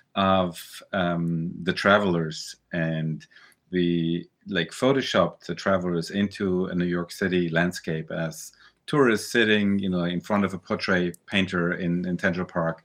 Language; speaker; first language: English; early bilingual, other home language; German